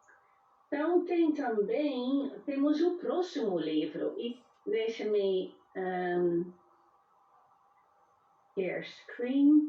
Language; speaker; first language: Portuguese; non-native, fluent; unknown